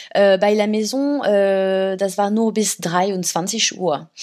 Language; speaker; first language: German; non-native, fluent; French